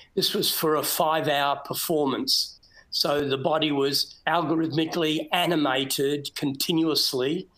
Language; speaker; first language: English; native; English